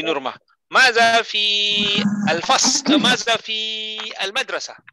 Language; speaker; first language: Arabic; non-native, fluent; Malay